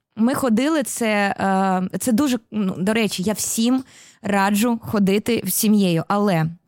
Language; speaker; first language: Ukrainian; non-native, local second language; Russian